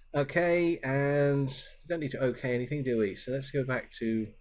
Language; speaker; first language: English; native; English